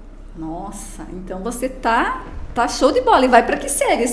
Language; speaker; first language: Portuguese; native; Portuguese